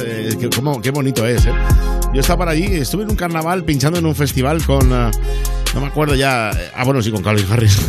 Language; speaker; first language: Spanish; native; Spanish